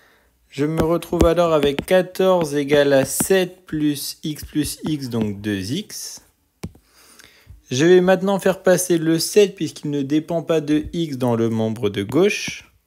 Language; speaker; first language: French; native; French